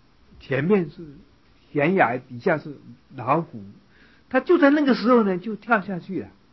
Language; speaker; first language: Chinese; native; Chinese